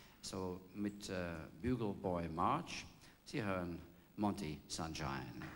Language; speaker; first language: German; non-native, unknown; English